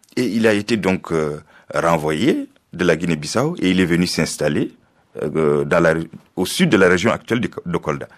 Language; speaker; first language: French; non-native, local second language; Fula